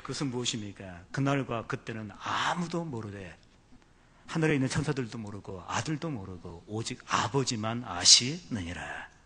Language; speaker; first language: Korean; native; Korean